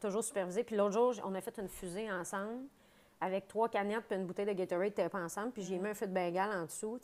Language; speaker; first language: French; native; French